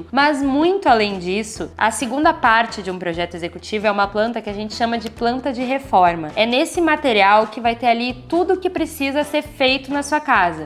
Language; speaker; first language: Portuguese; native; Portuguese